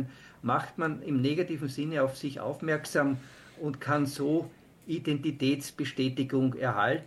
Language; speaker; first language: German; native; German